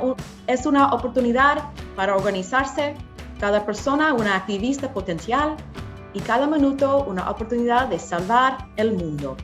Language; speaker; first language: Spanish; non-native, learner; English